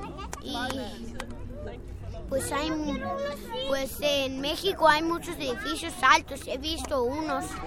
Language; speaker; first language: Spanish; early bilingual, heritage; Spanish